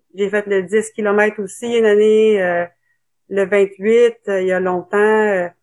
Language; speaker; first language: French; native; French